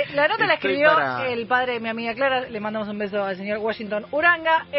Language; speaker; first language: Spanish; native; Spanish